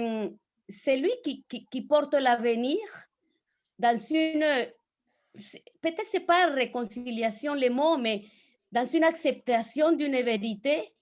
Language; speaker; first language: French; non-native, fluent; Spanish